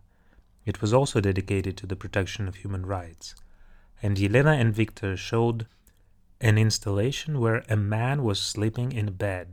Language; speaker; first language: English; non-native, fluent; Russian